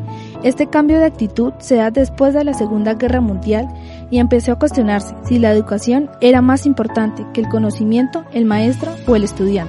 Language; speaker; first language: Spanish; native; Spanish